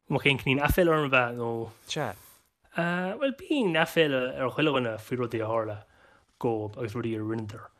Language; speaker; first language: Irish; non-native, local second language; English